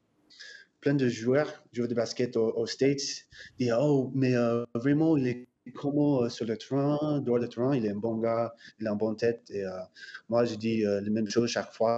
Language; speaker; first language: French; non-native, fluent; English